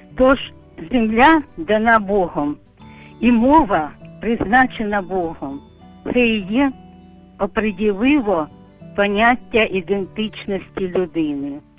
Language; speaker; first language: Ukrainian; native; Ukrainian